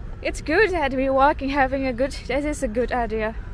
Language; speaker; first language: English; non-native, learner; Indonesian